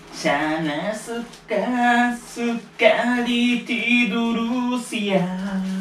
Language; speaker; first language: Indonesian; non-native, learner; Japanese